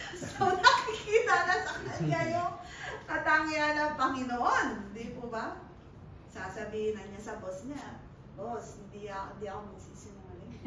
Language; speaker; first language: Filipino; non-native, local second language; Pampanga